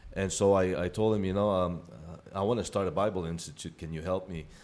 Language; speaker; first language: English; non-native, local second language; Filipino